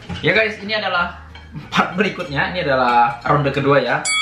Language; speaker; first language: Indonesian; native; Indonesian